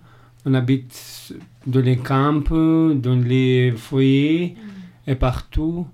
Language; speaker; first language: French; non-native, fluent; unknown